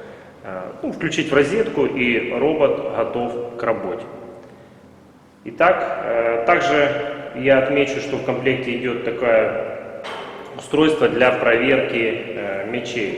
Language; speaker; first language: Russian; native; Russian